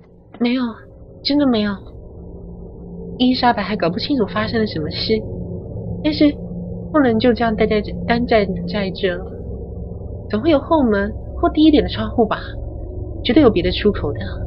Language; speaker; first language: Chinese; native; Chinese